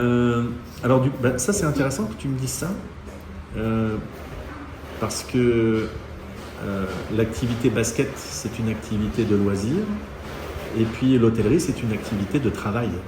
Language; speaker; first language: French; native; French